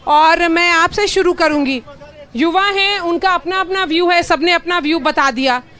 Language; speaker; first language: Hindi; native; Hindi